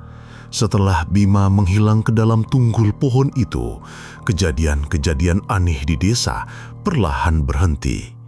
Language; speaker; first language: Indonesian; native; Indonesian